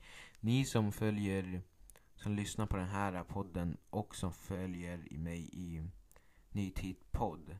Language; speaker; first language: Swedish; early bilingual, other home language; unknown